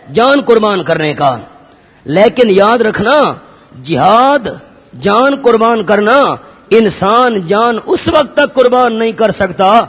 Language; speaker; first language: Urdu; non-native, local second language; Pashto